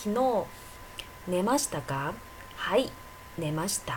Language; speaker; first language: Japanese; non-native, fluent; Chinese